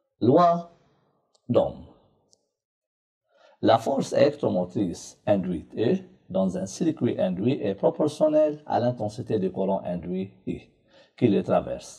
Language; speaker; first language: French; non-native, local second language; Arabic